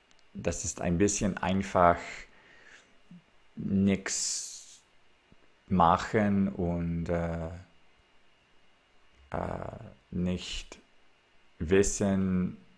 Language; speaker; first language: German; non-native, learner; English